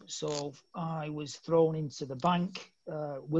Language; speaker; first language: English; native; English